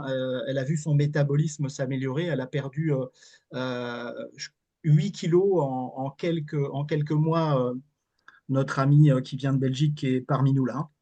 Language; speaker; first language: French; native; French